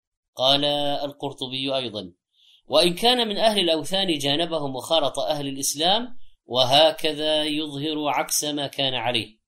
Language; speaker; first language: Arabic; native; Arabic